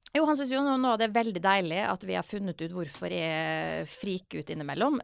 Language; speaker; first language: Norwegian; native; Norwegian